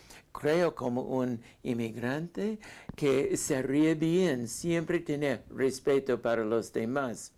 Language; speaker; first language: Spanish; non-native, fluent; English